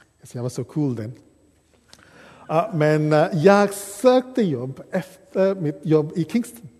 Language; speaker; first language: Swedish; non-native, fluent; English